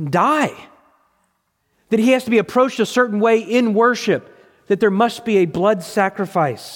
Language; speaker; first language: English; native; English